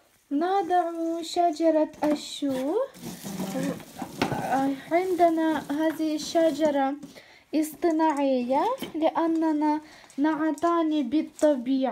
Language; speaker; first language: Arabic; non-native, fluent; Ukrainian